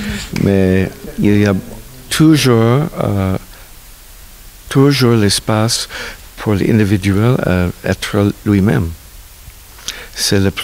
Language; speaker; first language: French; non-native, learner; English